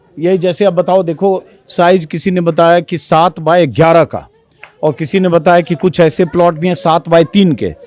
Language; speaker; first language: Hindi; native; Hindi